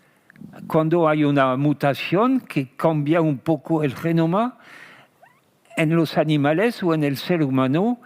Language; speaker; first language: Spanish; non-native, fluent; French